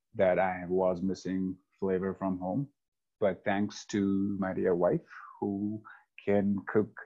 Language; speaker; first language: English; non-native, local second language; Hindi